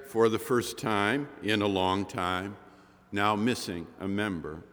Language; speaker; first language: English; native; English